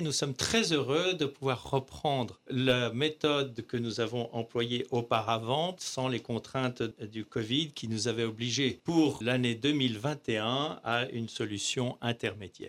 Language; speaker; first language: French; native; French